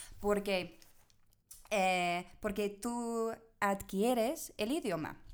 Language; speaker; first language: Spanish; non-native, fluent; English